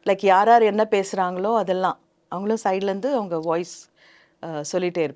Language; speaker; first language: Tamil; non-native, local second language; Telugu